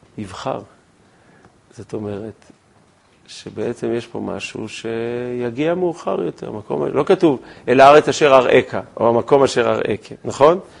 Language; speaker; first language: Hebrew; native; Hebrew